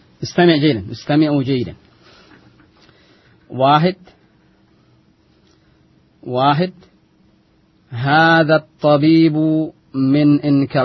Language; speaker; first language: Arabic; non-native, fluent; Indonesian